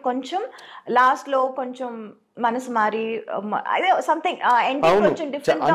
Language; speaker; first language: Telugu; non-native, local second language; Tamil